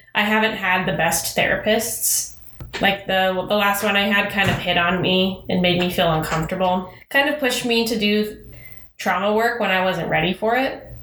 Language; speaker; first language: English; native; English